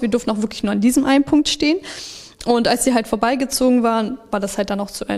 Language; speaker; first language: German; early bilingual, other home language; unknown